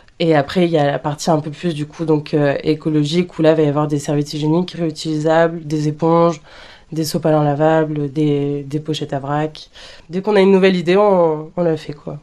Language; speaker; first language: French; native; French